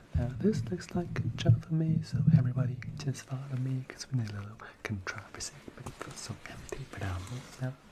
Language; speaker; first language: English; non-native, fluent; Chinese